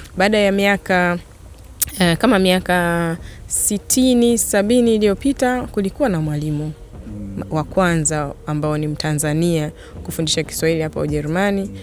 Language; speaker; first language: Swahili; native; Swahili